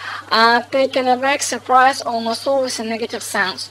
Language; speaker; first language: English; non-native, fluent; Russian